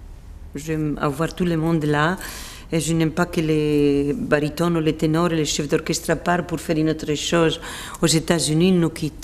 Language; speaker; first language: French; non-native, fluent; Spanish